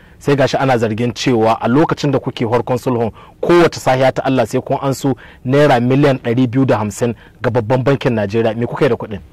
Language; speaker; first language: Hausa; native; Hausa